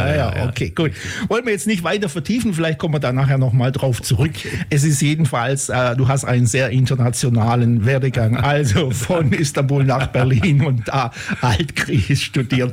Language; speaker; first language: German; native; German